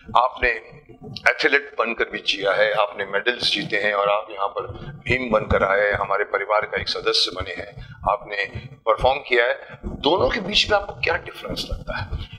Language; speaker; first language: Hindi; native; Hindi